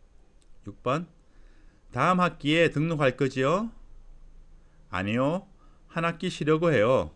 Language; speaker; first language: Korean; native; Korean